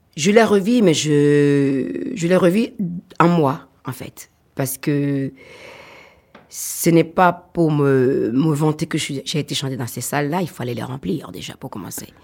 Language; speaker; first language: French; non-native, local second language; Fon